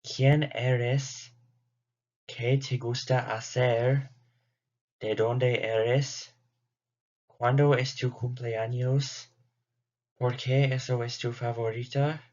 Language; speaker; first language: Spanish; non-native, learner; English